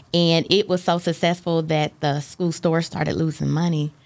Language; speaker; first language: English; native; English